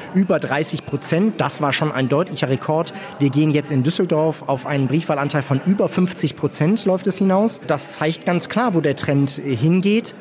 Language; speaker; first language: German; native; German